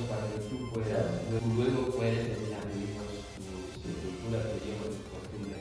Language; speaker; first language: Spanish; non-native, learner; Fula